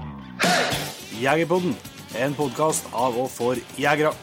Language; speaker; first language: Norwegian; native; Norwegian